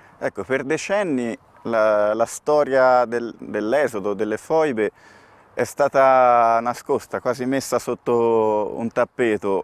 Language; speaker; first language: Italian; native; Italian